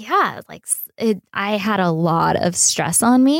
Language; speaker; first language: English; native; English